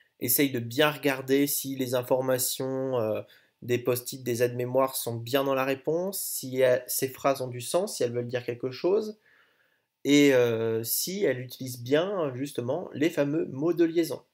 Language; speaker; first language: French; native; French